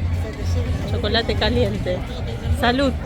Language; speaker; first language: Spanish; non-native, fluent; Russian